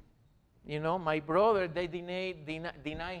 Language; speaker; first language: English; non-native, learner; Spanish